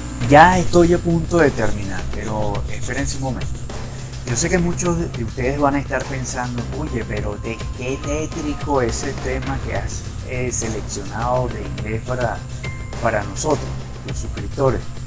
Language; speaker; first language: Spanish; native; Spanish